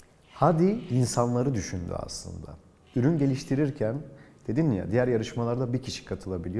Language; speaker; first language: Turkish; native; Turkish